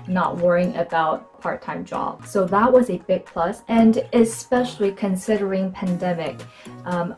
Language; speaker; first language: English; non-native, fluent; Korean